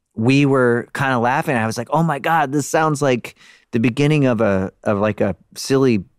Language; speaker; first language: English; native; English